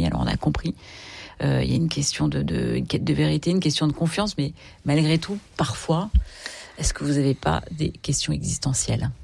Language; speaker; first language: French; native; French